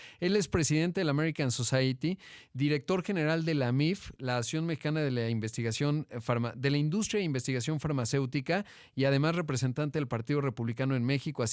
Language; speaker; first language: Spanish; native; Spanish